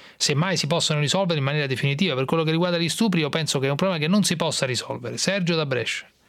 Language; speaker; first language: Italian; native; Italian